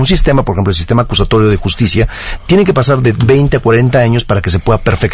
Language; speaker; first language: Spanish; native; Spanish